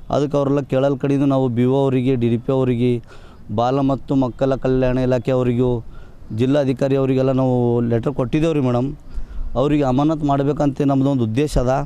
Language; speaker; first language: Kannada; native; Kannada